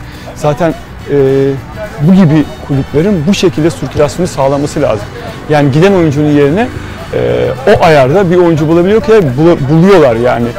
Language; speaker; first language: Turkish; native; Turkish